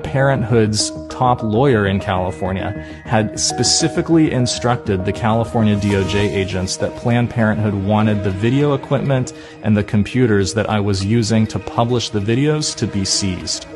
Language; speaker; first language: English; native; English